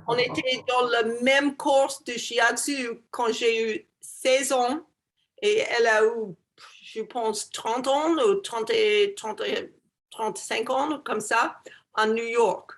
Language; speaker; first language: French; non-native, learner; English